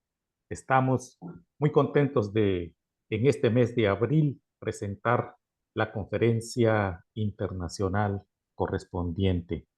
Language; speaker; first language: Spanish; native; Spanish